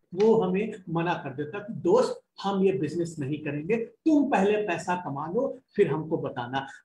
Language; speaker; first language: Hindi; native; Hindi